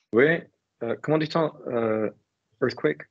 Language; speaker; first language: French; non-native, learner; English